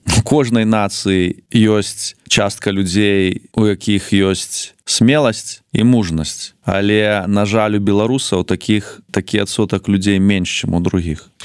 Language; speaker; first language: Belarusian; non-native, local second language; Russian